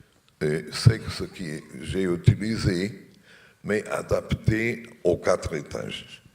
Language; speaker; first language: French; non-native, fluent; Portuguese